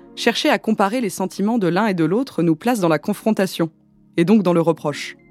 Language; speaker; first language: French; native; French